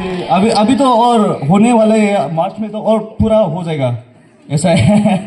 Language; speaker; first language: Hindi; non-native, local second language; Garo